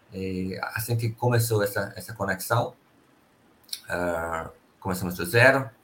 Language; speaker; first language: Portuguese; non-native, fluent; Finnish